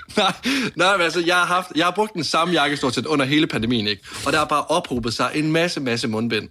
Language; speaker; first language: Danish; native; Danish